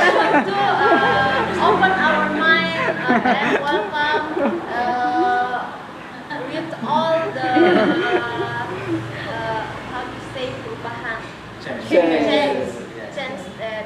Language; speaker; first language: English; non-native, learner; Indonesian